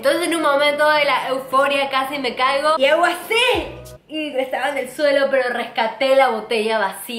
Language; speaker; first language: Spanish; native; Spanish